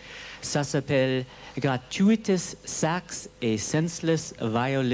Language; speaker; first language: French; non-native, learner; English